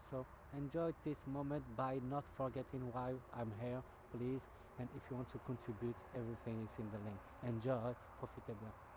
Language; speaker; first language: English; non-native, fluent; French